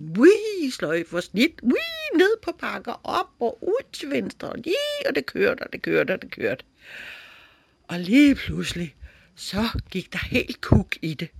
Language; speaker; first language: Danish; native; Danish